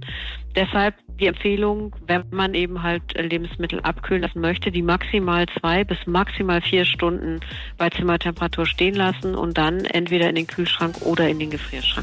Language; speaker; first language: German; native; German